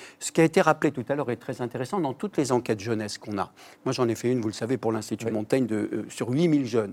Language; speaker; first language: French; native; French